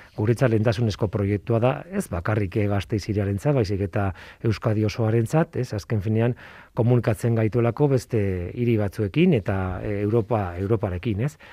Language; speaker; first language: Basque; non-native, local second language; Spanish